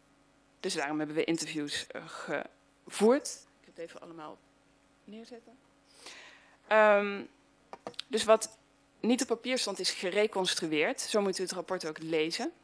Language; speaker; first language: Dutch; native; Dutch